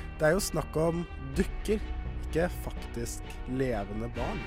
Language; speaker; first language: Norwegian; native; Norwegian